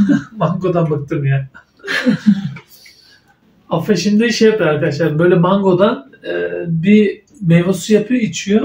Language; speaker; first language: Turkish; native; Turkish